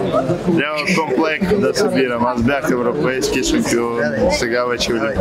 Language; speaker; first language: Bulgarian; non-native, learner; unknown